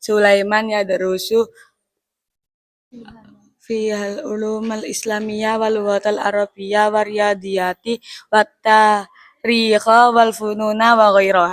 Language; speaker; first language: Arabic; non-native, learner; Indonesian